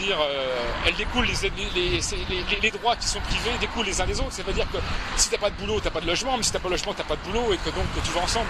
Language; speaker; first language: French; native; French